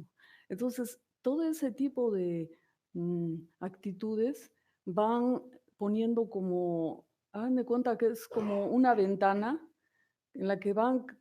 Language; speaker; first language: Spanish; native; Spanish